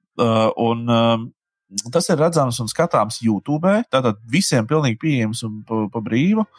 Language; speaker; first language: Latvian; native; Latvian